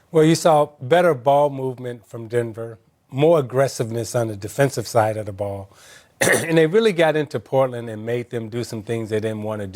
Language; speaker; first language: English; native; English